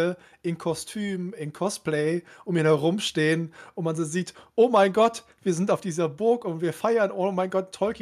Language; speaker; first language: German; native; German